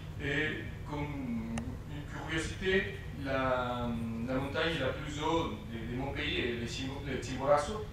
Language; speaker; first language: French; non-native, fluent; Spanish